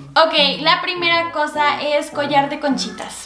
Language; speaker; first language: Spanish; native; Spanish